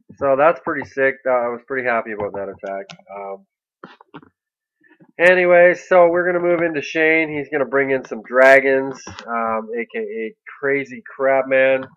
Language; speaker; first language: English; native; English